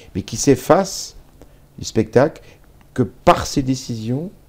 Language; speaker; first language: French; native; French